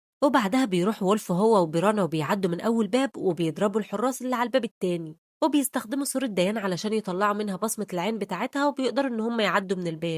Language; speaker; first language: Arabic; native; Arabic